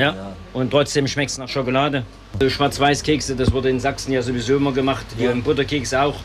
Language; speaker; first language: German; native; German